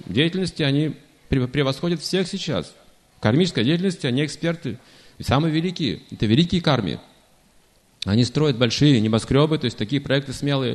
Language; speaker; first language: Russian; native; Russian